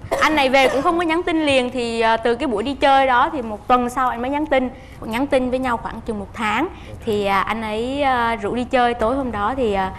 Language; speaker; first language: Vietnamese; native; Vietnamese